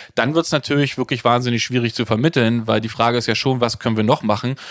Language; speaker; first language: German; native; German